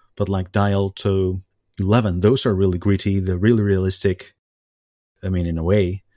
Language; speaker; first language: English; non-native, fluent; Spanish